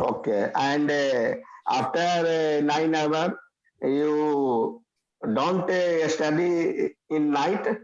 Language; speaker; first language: English; non-native, learner; Hindi